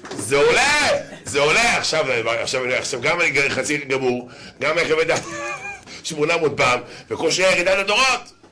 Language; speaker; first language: Hebrew; native; Hebrew